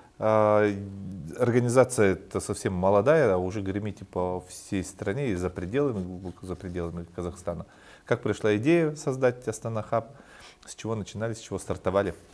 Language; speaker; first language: Russian; native; Russian